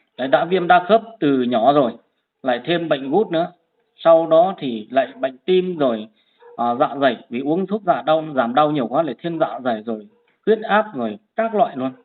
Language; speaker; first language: Vietnamese; non-native, local second language; Hmong